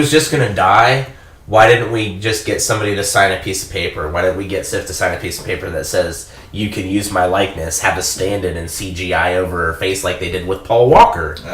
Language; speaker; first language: English; native; English